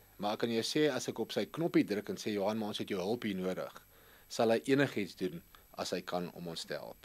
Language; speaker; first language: Afrikaans; native; Afrikaans